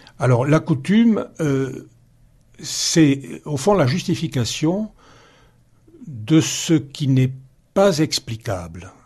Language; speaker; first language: French; native; French